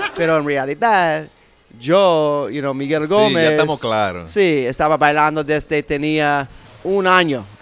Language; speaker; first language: Spanish; non-native, learner; English